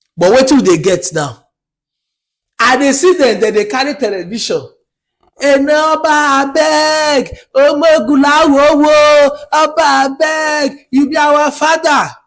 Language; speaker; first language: Nigerian Pidgin; non-native, local second language; Bini